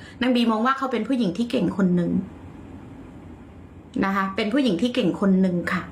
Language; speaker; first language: Thai; native; Thai